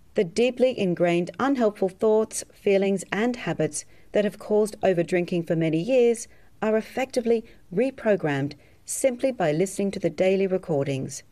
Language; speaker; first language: English; native; English